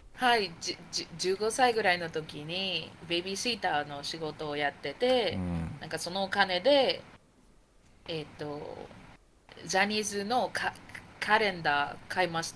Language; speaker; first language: Japanese; non-native, learner; Spanish